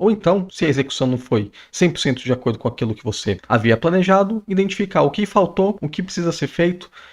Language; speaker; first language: Portuguese; native; Portuguese